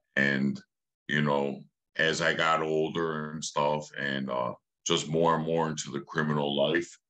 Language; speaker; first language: English; native; English